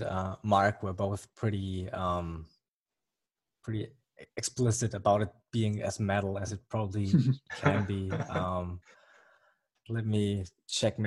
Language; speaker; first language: English; non-native, fluent; German